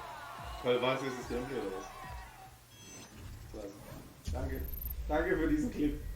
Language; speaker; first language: German; native; German